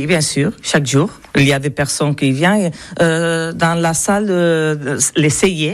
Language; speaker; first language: French; non-native, learner; Catalan